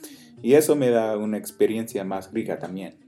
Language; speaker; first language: Spanish; non-native, fluent; English